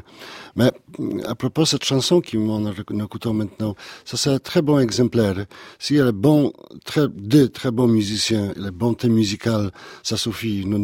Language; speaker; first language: French; non-native, learner; Polish